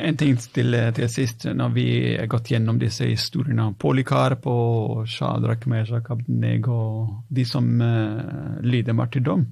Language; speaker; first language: Norwegian; non-native, fluent; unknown